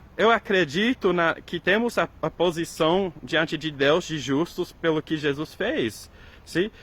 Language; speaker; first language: Portuguese; non-native, fluent; English